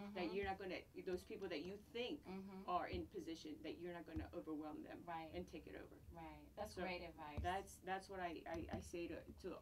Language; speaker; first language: English; non-native, fluent; Greek